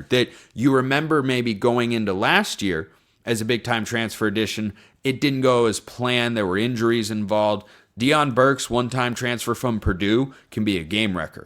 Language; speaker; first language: English; native; English